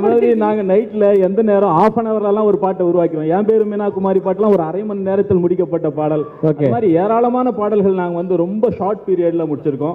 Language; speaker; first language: Tamil; native; Tamil